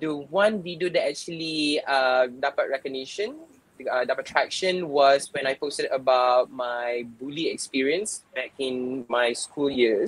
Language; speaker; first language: English; non-native, local second language; Malay